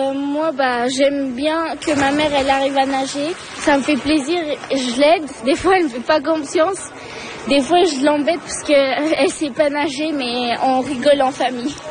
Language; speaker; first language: French; early bilingual, other home language; Turkish